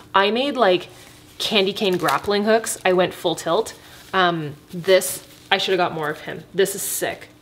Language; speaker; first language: English; native; English